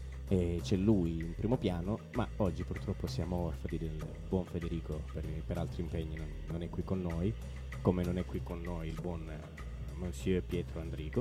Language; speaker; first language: Italian; native; Italian